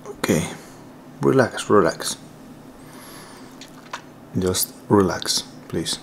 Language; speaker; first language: English; non-native, learner; Spanish